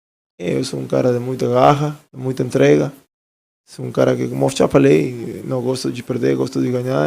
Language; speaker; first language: Portuguese; non-native, fluent; Spanish